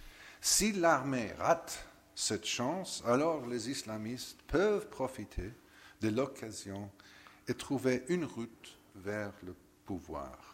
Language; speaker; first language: French; non-native, fluent; English